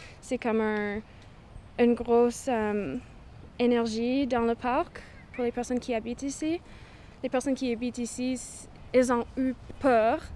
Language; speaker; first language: French; non-native, local second language; English